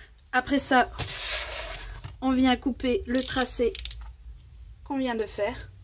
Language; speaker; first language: French; native; French